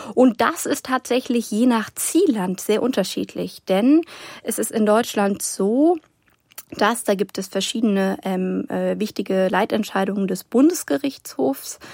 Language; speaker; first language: German; native; German